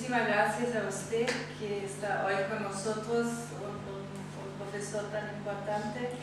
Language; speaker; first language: Spanish; non-native, fluent; German